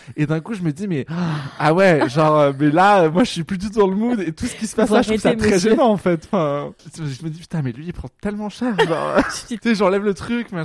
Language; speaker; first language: French; native; French